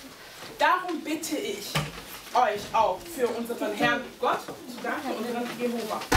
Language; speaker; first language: German; early bilingual, heritage; German